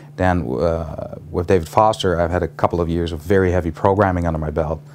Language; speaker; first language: English; non-native, fluent; Dutch